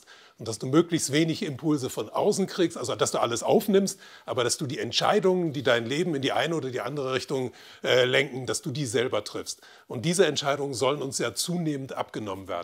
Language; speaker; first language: German; native; German